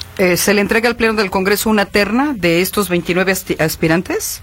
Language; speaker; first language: Spanish; native; Spanish